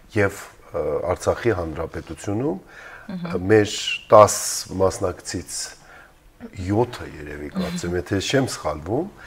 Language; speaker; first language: Armenian; native; Armenian